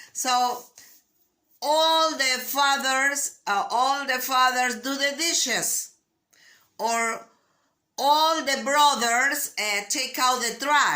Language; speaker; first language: English; non-native, learner; Spanish